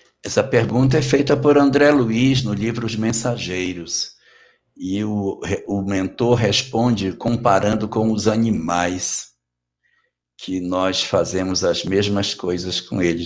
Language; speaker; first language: Portuguese; native; Portuguese